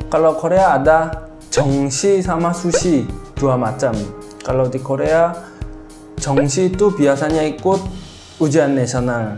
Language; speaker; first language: Indonesian; non-native, fluent; Korean